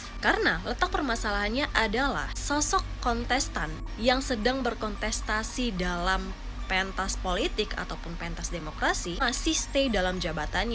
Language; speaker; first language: Indonesian; native; Indonesian